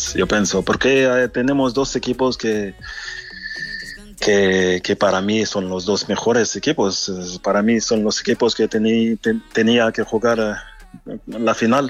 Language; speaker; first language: Spanish; non-native, fluent; French